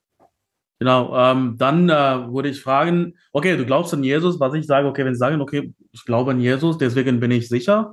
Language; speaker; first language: German; non-native, fluent; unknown